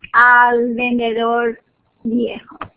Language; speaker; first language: Spanish; non-native, fluent; English